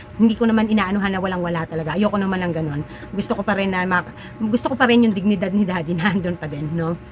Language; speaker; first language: Filipino; native; Filipino